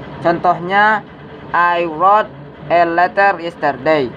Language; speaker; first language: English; non-native, learner; Indonesian